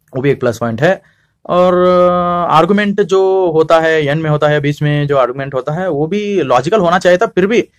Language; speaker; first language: Hindi; non-native, local second language; Kannada